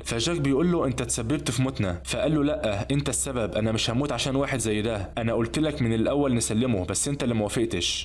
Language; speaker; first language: Arabic; native; Arabic